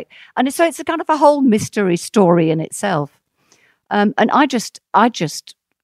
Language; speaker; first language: English; non-native, fluent; French